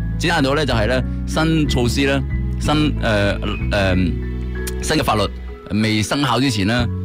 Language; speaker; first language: Cantonese; native; Cantonese